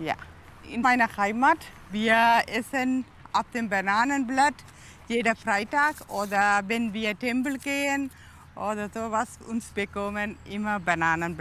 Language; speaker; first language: German; non-native, learner; Tamil